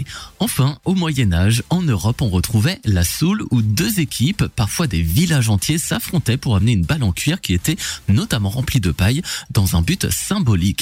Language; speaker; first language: French; native; French